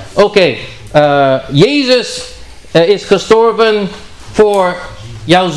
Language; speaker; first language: Dutch; non-native, learner; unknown